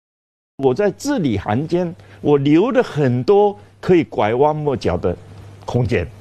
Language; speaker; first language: Chinese; native; Chinese